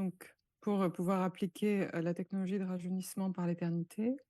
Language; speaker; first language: French; native; French